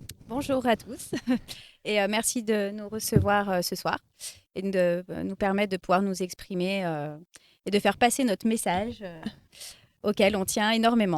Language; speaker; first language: French; native; French